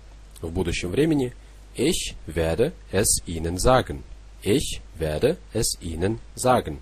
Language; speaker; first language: German; non-native, fluent; Russian